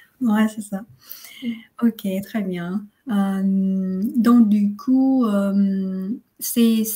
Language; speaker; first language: French; non-native, fluent; Vietnamese